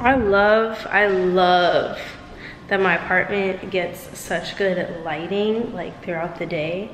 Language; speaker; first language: English; native; English